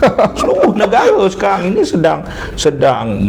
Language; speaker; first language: Malay; native; Malay